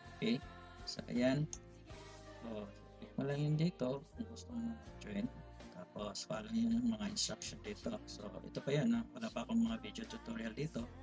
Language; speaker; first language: Filipino; non-native, local second language; Cebuano